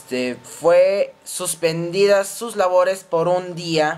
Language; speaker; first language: Spanish; native; Spanish